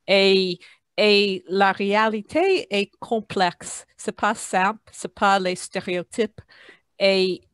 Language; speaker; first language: French; non-native, fluent; English